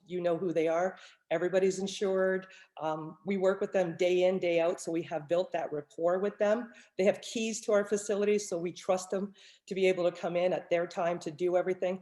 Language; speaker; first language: English; native; English